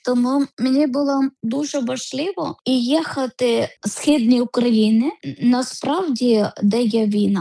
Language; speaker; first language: Ukrainian; non-native, learner; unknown